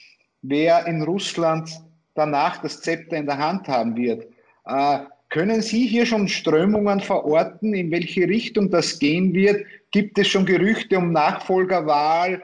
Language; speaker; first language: German; native; German